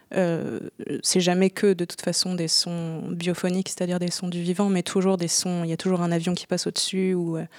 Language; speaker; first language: French; native; French